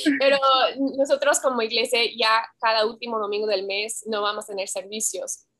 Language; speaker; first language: Spanish; non-native, fluent; English